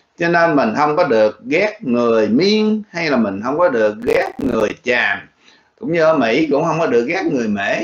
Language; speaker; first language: Vietnamese; early bilingual, heritage; Vietnamese